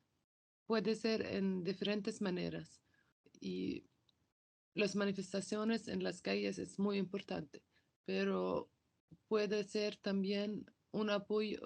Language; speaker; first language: Spanish; non-native, local second language; Arabic